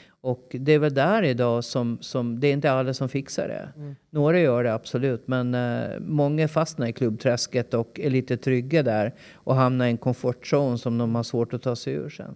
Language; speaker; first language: Swedish; native; Swedish